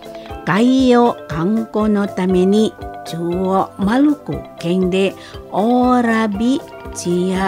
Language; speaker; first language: Japanese; non-native, fluent; Indonesian